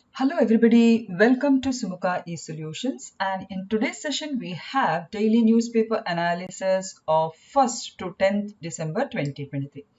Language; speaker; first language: English; non-native, local second language; Kannada